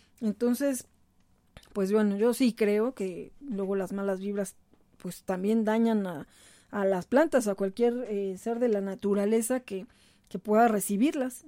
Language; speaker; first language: Spanish; native; Spanish